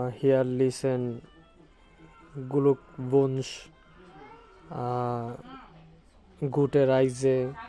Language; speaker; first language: German; non-native, learner; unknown